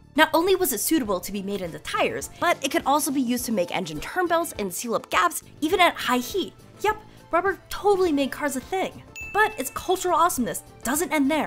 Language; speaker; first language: English; native; English